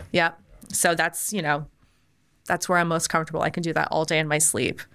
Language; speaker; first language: English; native; English